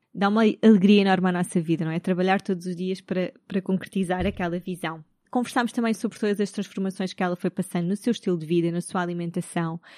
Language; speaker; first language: Portuguese; native; Portuguese